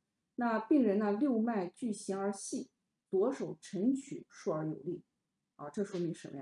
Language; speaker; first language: Chinese; native; Chinese